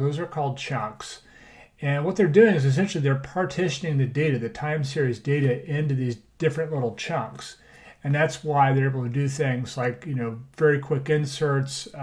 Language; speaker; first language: English; native; English